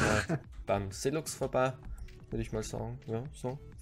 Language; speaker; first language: German; native; German